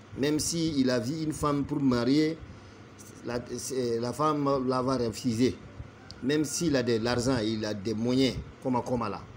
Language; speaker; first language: French; non-native, local second language; Bambara